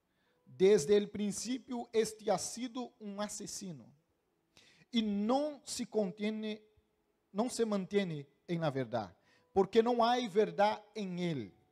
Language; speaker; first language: Spanish; non-native, fluent; Portuguese